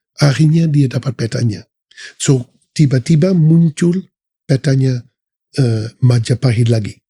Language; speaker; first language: Indonesian; non-native, fluent; Dutch